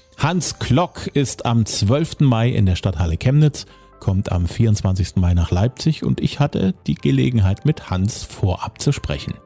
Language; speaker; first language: German; native; German